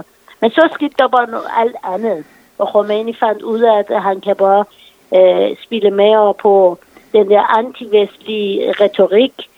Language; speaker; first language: Danish; non-native, fluent; Persian